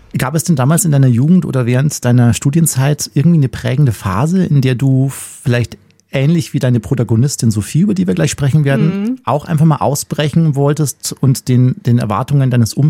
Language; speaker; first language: German; native; German